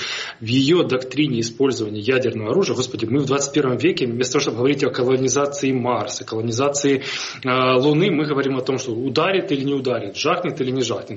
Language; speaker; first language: Russian; native; Russian